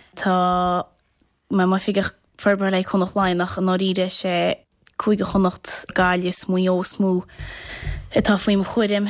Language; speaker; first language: Irish; native; Irish